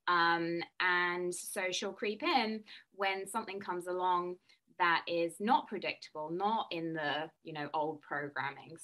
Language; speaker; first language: English; native; English